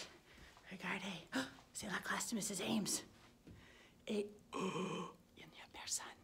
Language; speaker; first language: French; non-native, fluent; English